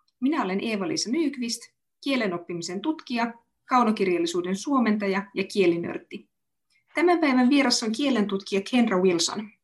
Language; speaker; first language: Finnish; native; Finnish